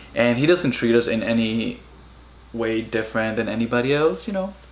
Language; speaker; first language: English; early bilingual, other home language; Spanish